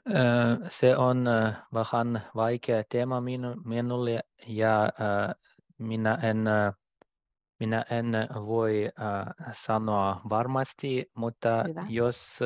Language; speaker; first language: Finnish; non-native, learner; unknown